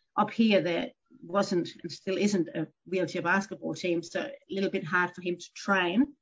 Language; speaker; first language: English; non-native, fluent; Danish